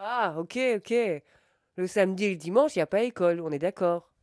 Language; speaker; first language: French; native; French